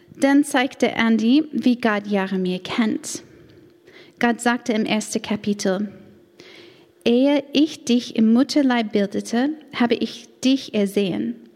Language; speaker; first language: German; non-native, fluent; English